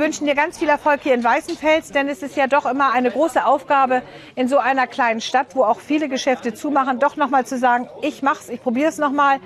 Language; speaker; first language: German; native; German